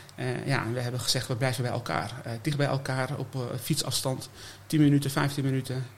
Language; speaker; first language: Dutch; native; Dutch